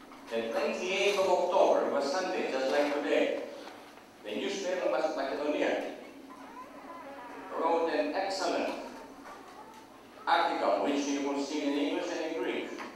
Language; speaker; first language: English; non-native, fluent; Greek